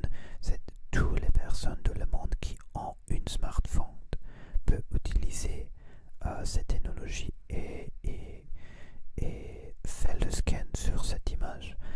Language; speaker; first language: French; non-native, learner; Spanish